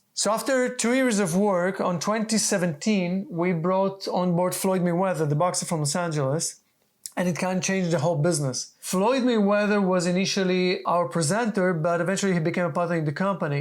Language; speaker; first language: English; non-native, fluent; Hebrew